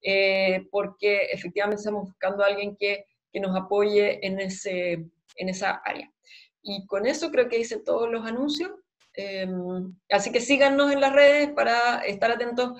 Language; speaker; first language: Spanish; native; Spanish